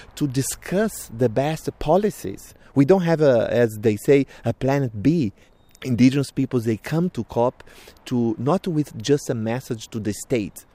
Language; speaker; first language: English; non-native, fluent; Portuguese